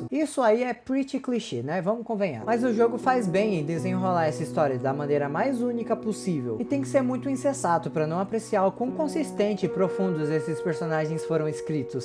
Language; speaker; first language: Portuguese; native; Portuguese